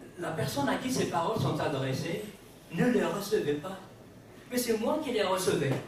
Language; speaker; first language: French; non-native, local second language; Kabyle